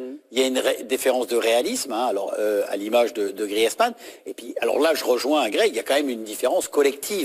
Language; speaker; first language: French; native; French